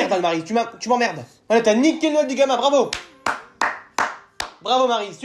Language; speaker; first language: French; native; French